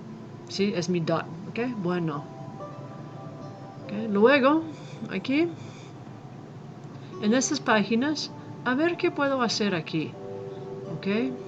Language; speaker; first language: Spanish; non-native, fluent; English